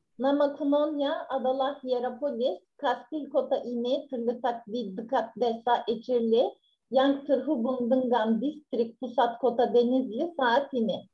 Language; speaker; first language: Indonesian; native; Indonesian